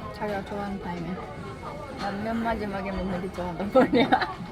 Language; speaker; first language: Korean; non-native, fluent; Japanese